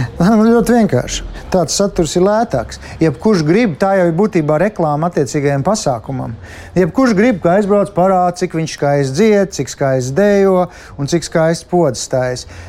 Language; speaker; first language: Latvian; native; Latvian